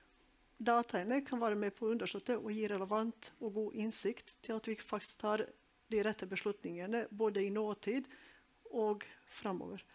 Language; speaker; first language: Norwegian; non-native, fluent; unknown